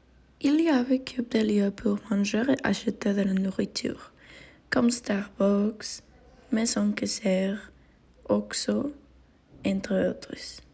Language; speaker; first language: French; non-native, learner; Spanish